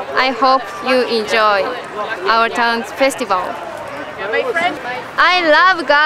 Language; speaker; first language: English; non-native, learner; Japanese